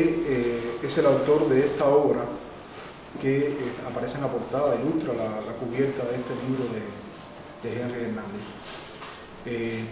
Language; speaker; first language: Spanish; native; Spanish